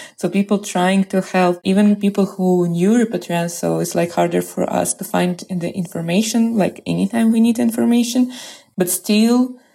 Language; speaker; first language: English; non-native, fluent; Russian